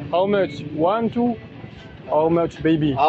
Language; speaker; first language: English; non-native, learner; French